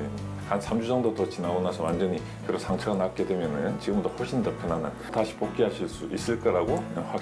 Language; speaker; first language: Korean; native; Korean